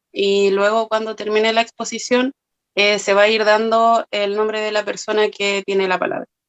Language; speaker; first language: Spanish; native; Spanish